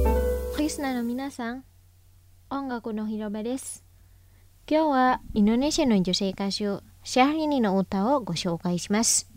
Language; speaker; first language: Japanese; non-native, fluent; Indonesian